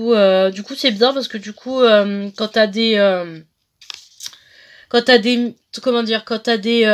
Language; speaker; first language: French; native; French